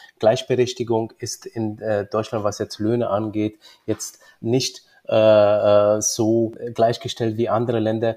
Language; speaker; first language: German; early bilingual, other home language; Romanian